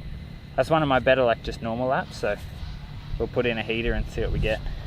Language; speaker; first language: English; native; English